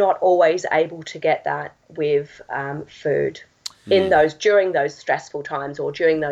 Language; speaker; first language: English; native; English